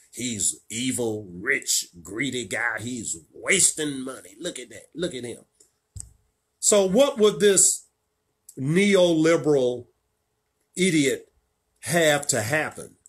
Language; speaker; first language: English; native; English